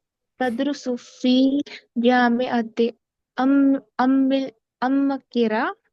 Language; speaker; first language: Arabic; non-native, learner; Urdu